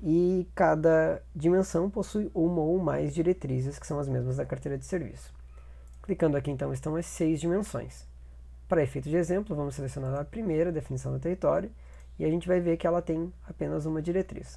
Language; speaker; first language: Portuguese; native; Portuguese